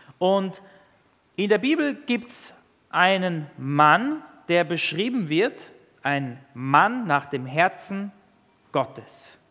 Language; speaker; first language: German; early bilingual, other home language; Italian